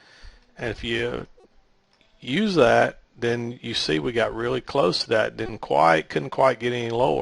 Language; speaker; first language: English; native; English